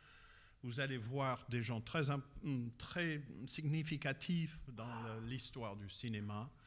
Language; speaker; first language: French; non-native, fluent; English